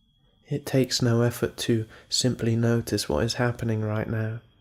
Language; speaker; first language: English; native; English